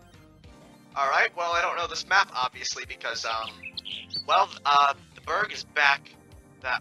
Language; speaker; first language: English; native; English